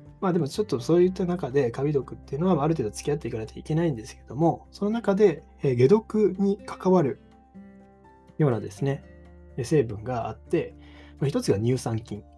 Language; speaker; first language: Japanese; native; Japanese